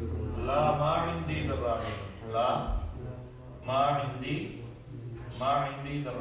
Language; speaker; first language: Arabic; non-native, fluent; Urdu